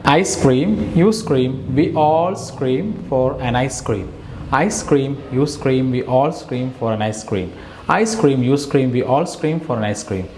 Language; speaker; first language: English; non-native, local second language; Malayalam